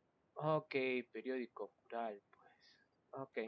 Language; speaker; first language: Spanish; native; Spanish